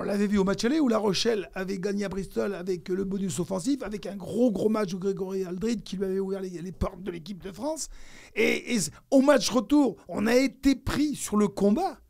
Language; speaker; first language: French; native; French